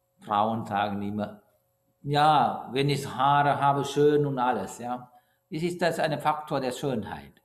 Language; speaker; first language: German; non-native, fluent; Sinhala